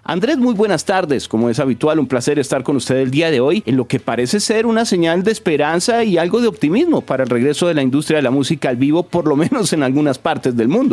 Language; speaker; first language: Spanish; native; Spanish